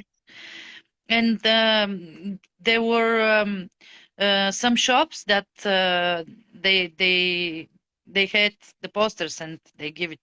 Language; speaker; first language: English; non-native, fluent; Bulgarian